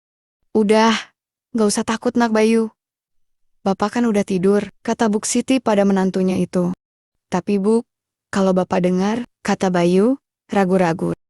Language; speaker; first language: Indonesian; native; Indonesian